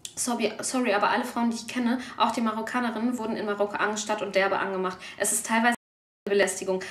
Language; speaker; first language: German; early bilingual, other home language; Turkish